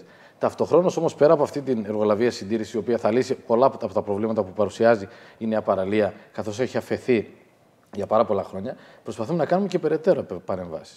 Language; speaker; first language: Greek; native; Greek